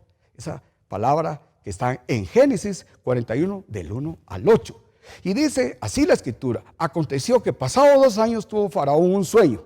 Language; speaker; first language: Spanish; native; Spanish